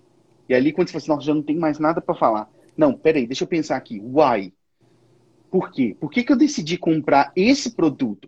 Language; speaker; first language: Portuguese; native; Portuguese